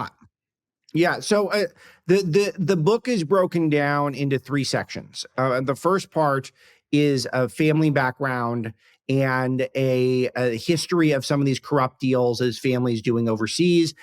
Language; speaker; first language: English; native; English